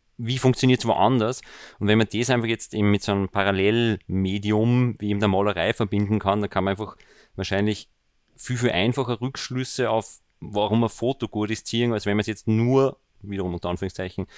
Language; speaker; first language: German; native; German